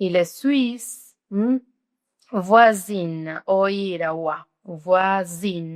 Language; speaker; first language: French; non-native, fluent; Spanish